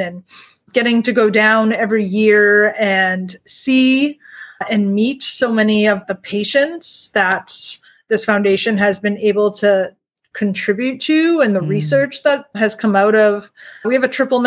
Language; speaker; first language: English; native; English